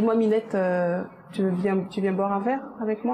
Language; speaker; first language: French; native; French